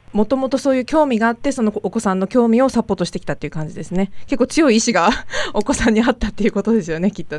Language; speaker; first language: Japanese; native; Japanese